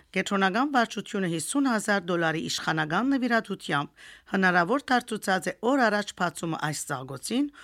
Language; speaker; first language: Armenian; early bilingual, heritage; Armenian